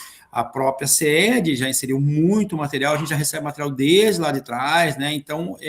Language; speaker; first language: Portuguese; native; Portuguese